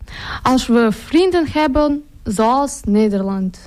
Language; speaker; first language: Dutch; non-native, learner; Ukrainian